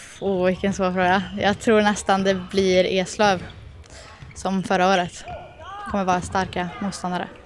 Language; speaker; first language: Swedish; native; Swedish